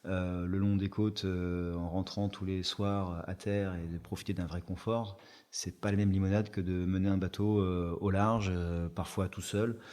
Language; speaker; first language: French; native; French